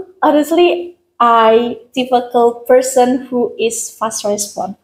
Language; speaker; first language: English; non-native, learner; Indonesian